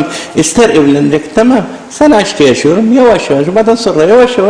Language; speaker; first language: Turkish; non-native, learner; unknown